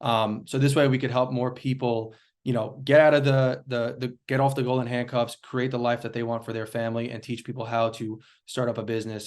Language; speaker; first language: English; native; English